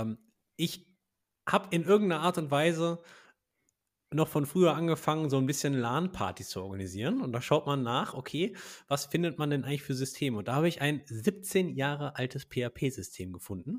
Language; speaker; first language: German; native; German